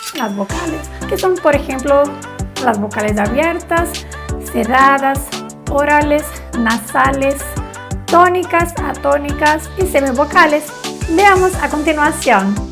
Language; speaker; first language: Spanish; non-native, fluent; Portuguese